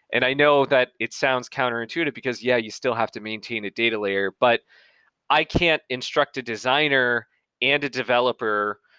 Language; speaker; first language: English; native; English